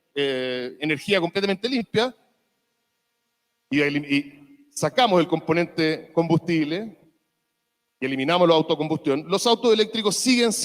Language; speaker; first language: Spanish; native; Spanish